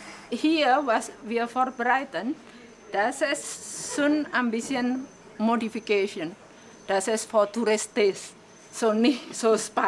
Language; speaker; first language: German; non-native, learner; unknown